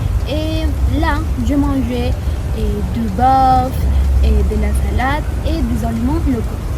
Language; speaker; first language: French; non-native, learner; Spanish